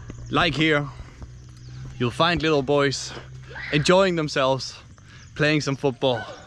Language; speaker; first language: English; non-native, fluent; Danish